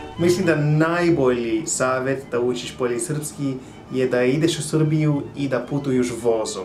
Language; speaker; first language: Serbian; non-native, learner; English